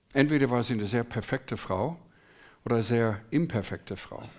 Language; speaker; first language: German; non-native, fluent; English